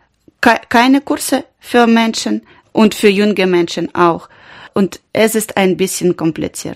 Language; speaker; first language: German; non-native, learner; Ukrainian